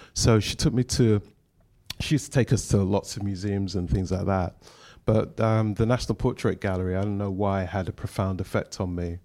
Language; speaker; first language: English; native; English